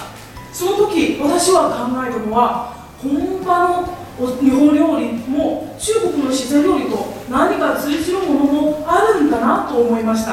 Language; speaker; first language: Japanese; non-native, fluent; Chinese